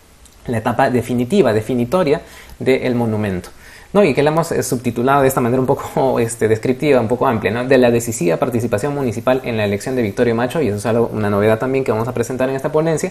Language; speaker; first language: Spanish; native; Spanish